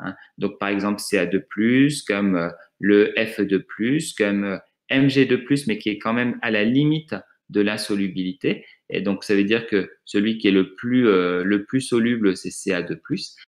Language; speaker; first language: French; native; French